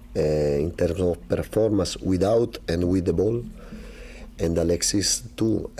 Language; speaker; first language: English; non-native, learner; Italian